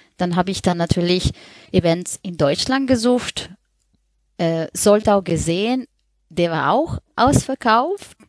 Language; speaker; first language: German; non-native, fluent; Spanish